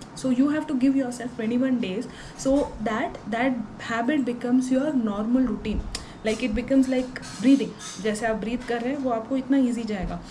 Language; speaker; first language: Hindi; non-native, local second language; Tulu